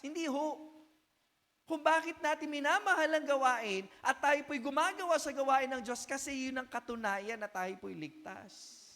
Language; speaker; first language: Filipino; native; Filipino